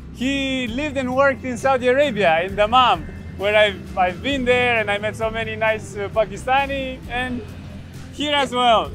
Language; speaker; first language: English; non-native, fluent; Romanian